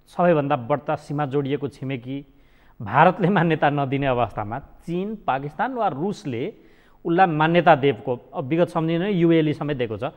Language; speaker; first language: Nepali; native; Nepali